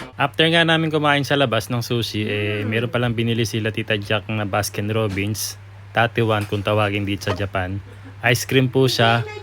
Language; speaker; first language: Filipino; native; Filipino